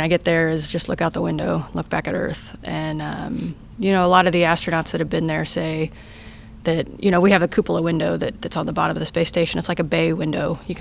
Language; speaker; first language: English; native; English